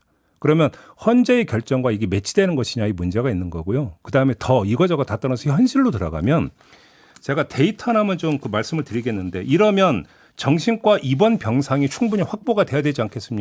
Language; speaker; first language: Korean; native; Korean